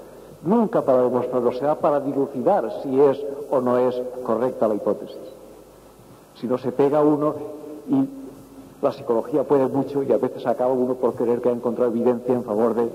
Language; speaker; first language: Spanish; native; Spanish